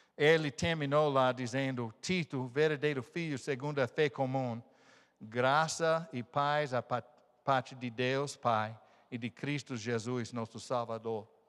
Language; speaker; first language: Portuguese; non-native, fluent; English